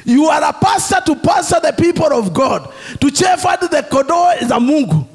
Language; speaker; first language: English; non-native, local second language; Swahili